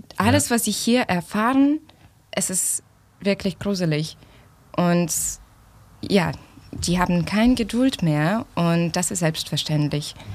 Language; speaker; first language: German; non-native, fluent; Ukrainian